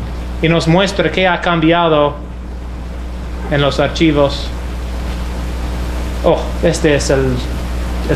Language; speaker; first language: Spanish; non-native, fluent; English